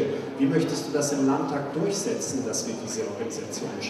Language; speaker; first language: German; native; German